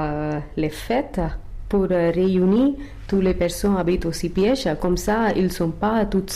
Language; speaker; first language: French; non-native, learner; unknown